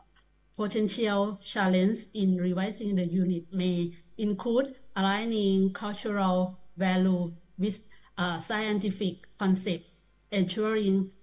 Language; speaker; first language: English; non-native, learner; Thai